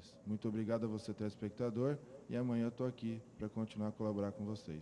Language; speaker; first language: Portuguese; native; Portuguese